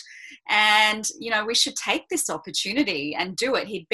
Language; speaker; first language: English; native; English